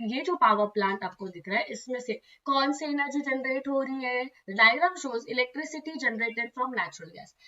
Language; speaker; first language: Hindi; non-native, local second language; Marathi